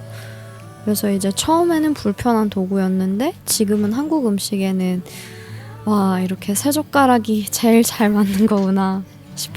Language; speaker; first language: Korean; non-native, fluent; Persian